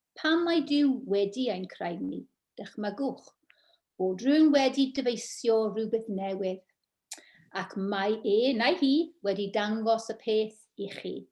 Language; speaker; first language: Welsh; non-native, local second language; English